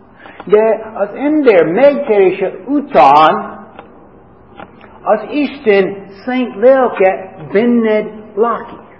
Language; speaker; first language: Hungarian; non-native, fluent; English